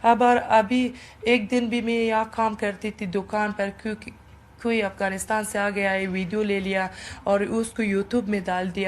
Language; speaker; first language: Hindi; non-native, learner; Persian